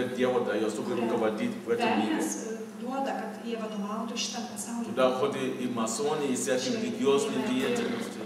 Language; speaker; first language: Russian; non-native, fluent; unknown